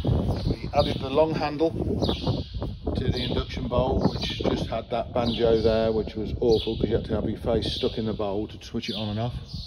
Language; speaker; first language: English; native; English